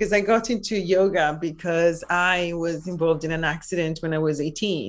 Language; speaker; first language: English; non-native, fluent; Italian